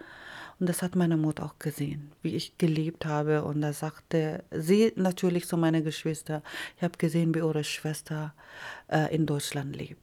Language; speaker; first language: German; non-native, fluent; Iloko